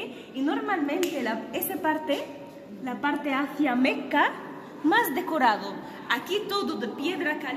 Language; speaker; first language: Spanish; non-native, fluent; Arabic